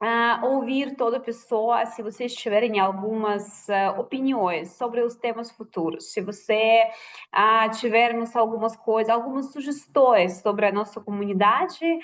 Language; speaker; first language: Portuguese; non-native, fluent; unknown